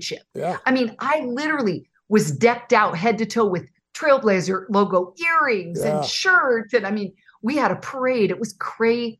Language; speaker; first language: English; native; English